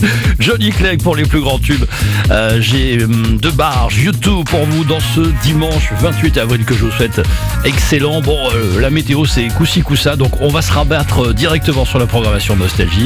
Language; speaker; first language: French; native; French